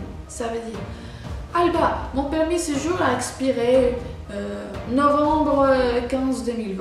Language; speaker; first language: French; non-native, fluent; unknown